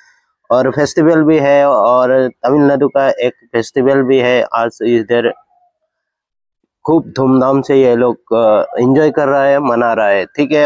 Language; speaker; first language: Hindi; non-native, local second language; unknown